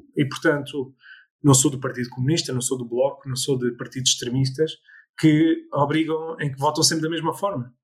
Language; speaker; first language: Portuguese; early bilingual, other home language; English